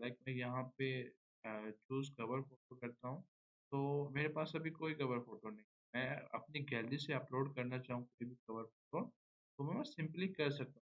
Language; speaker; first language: Urdu; non-native, local second language; Punjabi